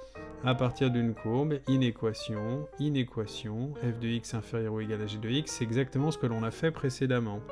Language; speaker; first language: French; native; French